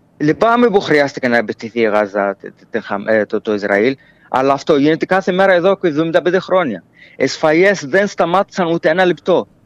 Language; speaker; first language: Greek; non-native, fluent; Arabic